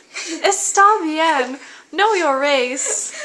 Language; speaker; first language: Spanish; non-native, learner; English